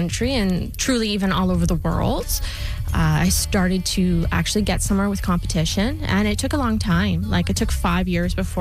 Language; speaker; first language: English; native; English